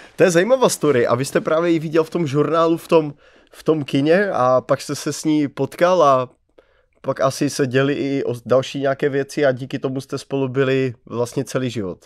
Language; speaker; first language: Czech; native; Czech